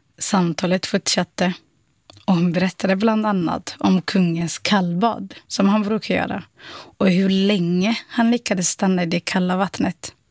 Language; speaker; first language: Swedish; non-native, fluent; Somali